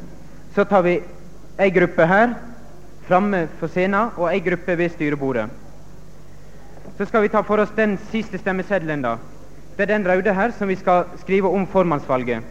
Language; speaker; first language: Norwegian; native; Norwegian